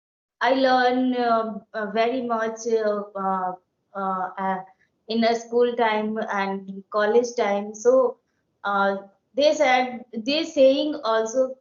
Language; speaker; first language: English; non-native, learner; Hindi